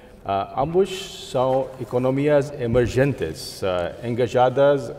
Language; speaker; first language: Portuguese; non-native, fluent; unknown